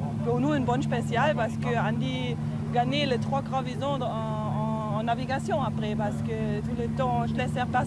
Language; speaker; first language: French; non-native, learner; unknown